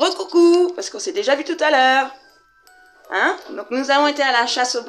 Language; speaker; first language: French; native; French